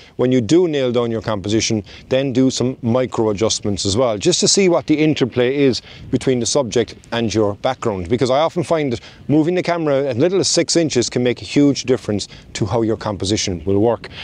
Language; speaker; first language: English; native; English